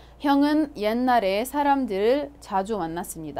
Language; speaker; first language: Korean; non-native, fluent; Arabic